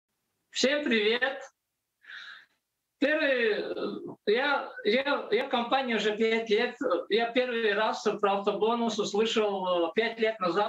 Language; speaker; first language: Russian; non-native, local second language; Latvian